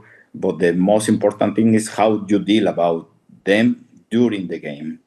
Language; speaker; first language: English; non-native, fluent; Spanish